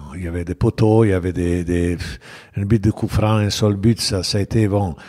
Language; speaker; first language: French; non-native, fluent; Bosnian